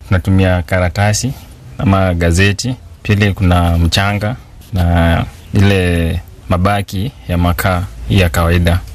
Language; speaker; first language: Swahili; native; Swahili